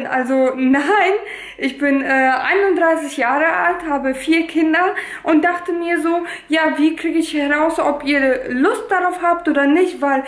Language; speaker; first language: German; native; German